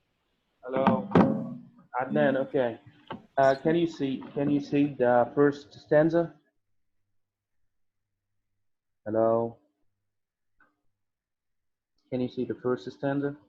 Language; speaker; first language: English; non-native, fluent; Arabic